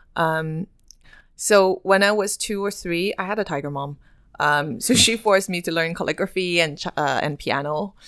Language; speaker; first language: English; non-native, fluent; Chinese